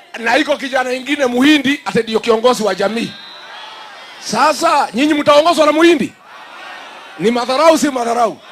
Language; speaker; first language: Swahili; non-native, local second language; Kikuyu